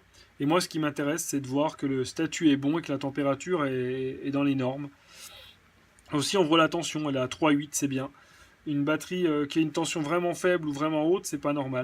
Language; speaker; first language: French; native; French